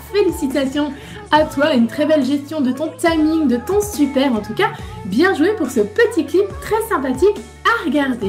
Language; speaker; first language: French; native; French